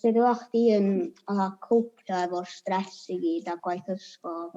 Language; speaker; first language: Welsh; native; Welsh